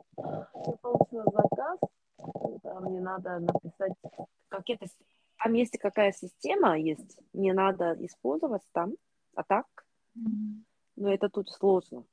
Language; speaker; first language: Russian; non-native, learner; Korean